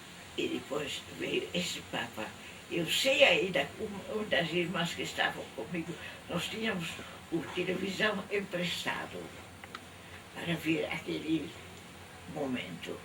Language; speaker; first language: Portuguese; non-native, fluent; Dutch